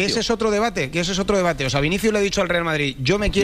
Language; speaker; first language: Spanish; native; Spanish